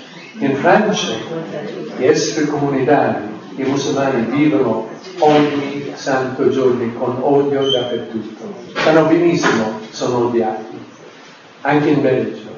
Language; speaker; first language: Italian; non-native, fluent; English